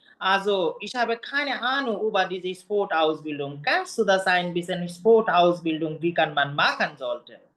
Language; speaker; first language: German; non-native, learner; Bangla